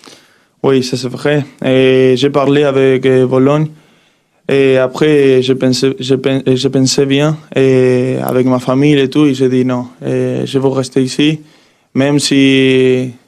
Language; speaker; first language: French; non-native, learner; Spanish